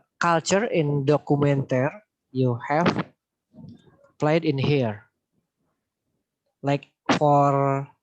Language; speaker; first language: English; non-native, learner; Indonesian